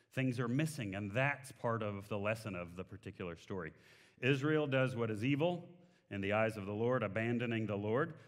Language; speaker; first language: English; native; English